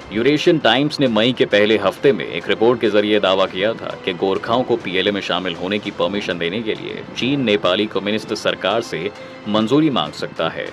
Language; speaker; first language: Hindi; native; Hindi